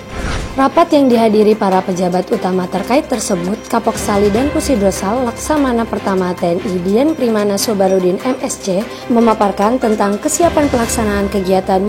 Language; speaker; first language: Indonesian; native; Indonesian